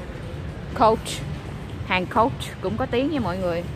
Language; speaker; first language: Vietnamese; native; Vietnamese